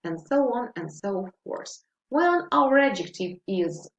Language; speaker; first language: English; non-native, fluent; Ukrainian